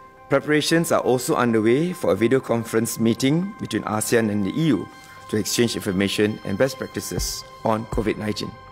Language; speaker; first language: English; non-native, local second language; Malay